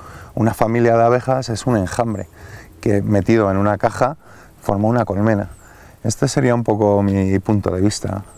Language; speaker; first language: Spanish; native; Spanish